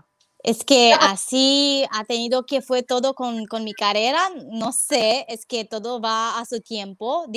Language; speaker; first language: Spanish; non-native, fluent; Romanian